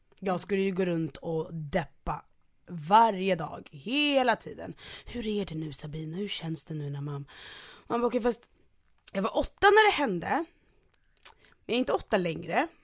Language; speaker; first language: Swedish; early bilingual, other home language; Ganda